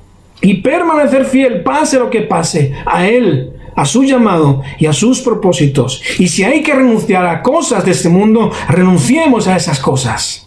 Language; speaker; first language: Spanish; native; Spanish